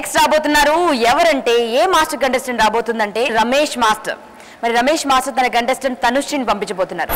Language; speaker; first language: Telugu; native; Telugu